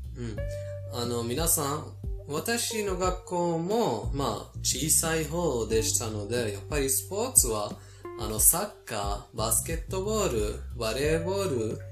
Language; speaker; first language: Japanese; non-native, fluent; Persian